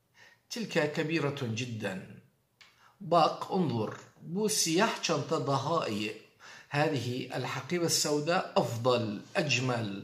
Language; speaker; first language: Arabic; non-native, fluent; Turkish